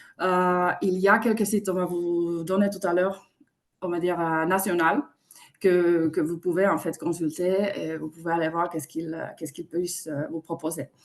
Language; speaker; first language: French; non-native, fluent; Finnish